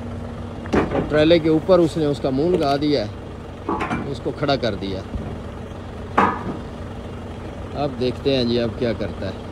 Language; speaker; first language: Urdu; non-native, local second language; Punjabi